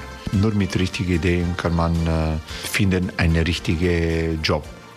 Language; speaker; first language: German; non-native, fluent; Croatian